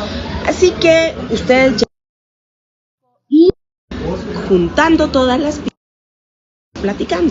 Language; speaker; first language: Spanish; native; Spanish